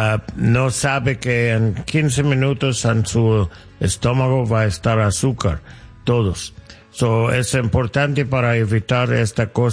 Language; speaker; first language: Spanish; non-native, fluent; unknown